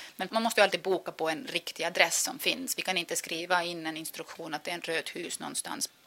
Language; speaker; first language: Swedish; non-native, fluent; Estonian